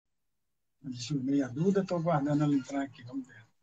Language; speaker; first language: Portuguese; native; Portuguese